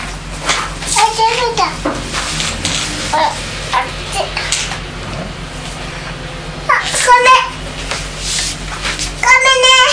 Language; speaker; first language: Japanese; native; Japanese